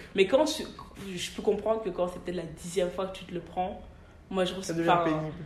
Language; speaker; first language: French; native; French